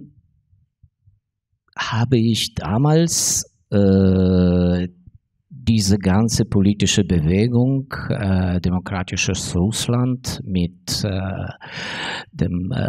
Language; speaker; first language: German; non-native, fluent; Ukrainian